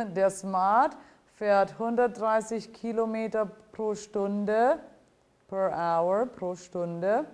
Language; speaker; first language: German; non-native, fluent; Italian